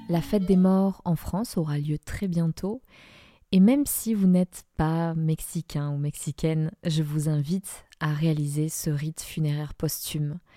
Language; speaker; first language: French; non-native, fluent; Spanish